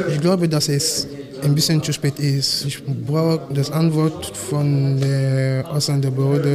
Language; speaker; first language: German; non-native, learner; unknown